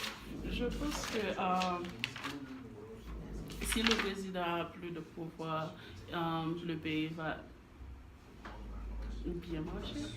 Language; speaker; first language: French; non-native, learner; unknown